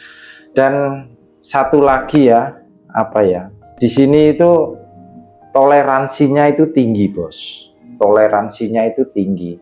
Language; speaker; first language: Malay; non-native, local second language; Javanese